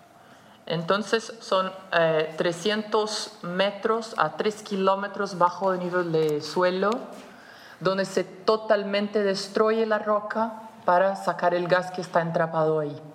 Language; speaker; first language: Spanish; non-native, fluent; Portuguese